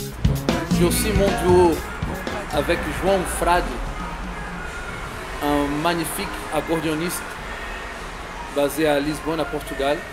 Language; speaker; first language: French; non-native, fluent; Portuguese